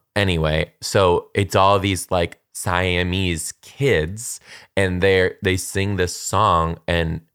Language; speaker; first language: English; native; English